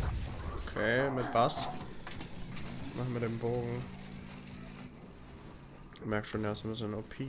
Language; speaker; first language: German; native; German